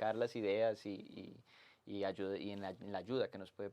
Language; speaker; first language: Spanish; native; Spanish